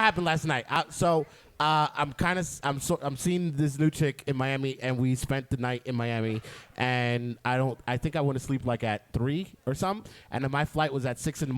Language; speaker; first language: English; native; English